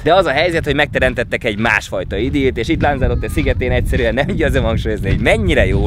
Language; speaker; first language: Hungarian; native; Hungarian